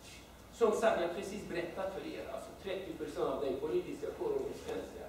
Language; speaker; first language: Swedish; non-native, fluent; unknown